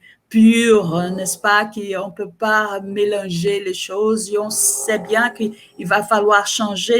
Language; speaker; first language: French; non-native, fluent; Portuguese